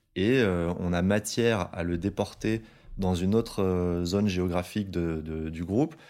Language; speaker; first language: French; native; French